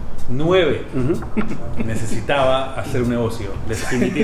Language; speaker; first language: Spanish; native; Spanish